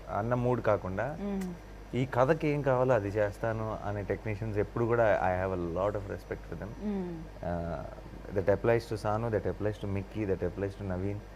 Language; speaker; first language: Telugu; native; Telugu